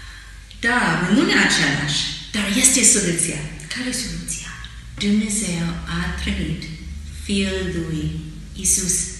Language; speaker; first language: Romanian; non-native, fluent; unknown